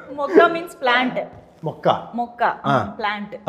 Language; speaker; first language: Telugu; native; Telugu